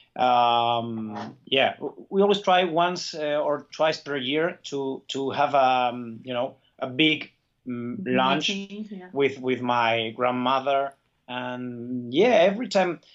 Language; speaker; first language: English; early bilingual, other home language; Basque